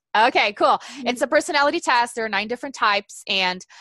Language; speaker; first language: English; non-native, fluent; Portuguese